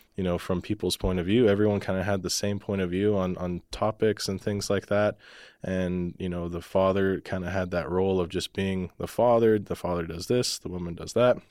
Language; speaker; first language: English; native; English